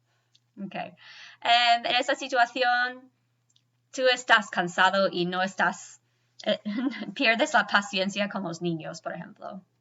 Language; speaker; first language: Spanish; non-native, fluent; English